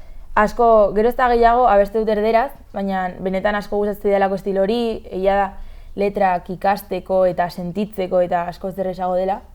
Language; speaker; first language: Basque; non-native, local second language; Spanish